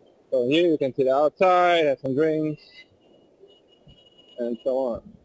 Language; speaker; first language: English; non-native, fluent; German